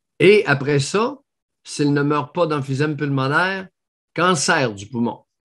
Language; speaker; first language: French; native; French